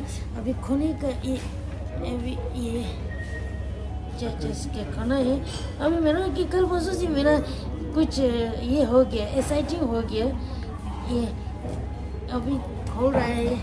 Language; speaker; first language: Hindi; non-native, local second language; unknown